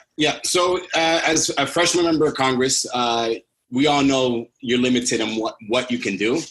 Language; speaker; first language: English; early bilingual, other home language; Spanish